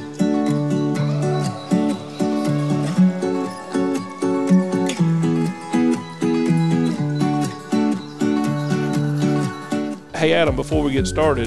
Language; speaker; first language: English; native; English